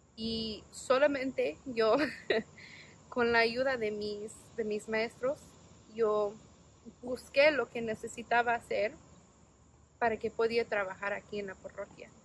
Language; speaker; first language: Spanish; non-native, learner; English